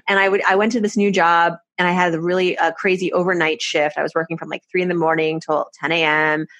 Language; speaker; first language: English; early bilingual, other home language; Persian